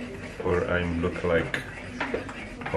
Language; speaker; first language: English; non-native, learner; Dutch